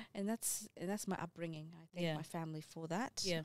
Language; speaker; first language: English; early bilingual, other home language; Amharic